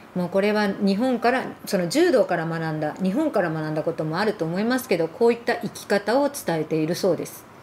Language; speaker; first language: Japanese; early bilingual, other home language; Arabic